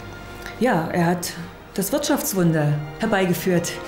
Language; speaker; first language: German; native; German